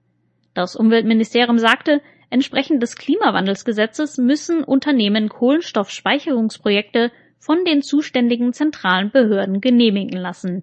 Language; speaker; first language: German; native; German